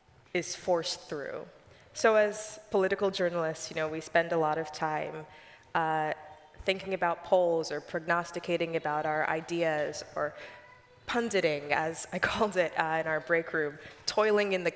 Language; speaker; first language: English; native; English